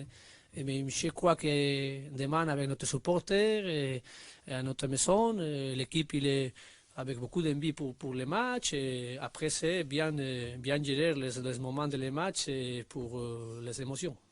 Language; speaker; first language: French; non-native, learner; Spanish